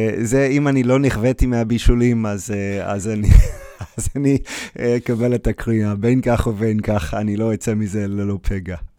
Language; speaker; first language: Hebrew; non-native, fluent; English